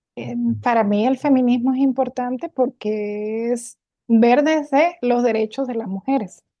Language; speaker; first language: Spanish; native; Spanish